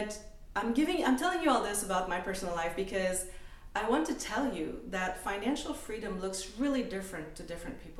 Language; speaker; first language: English; native; English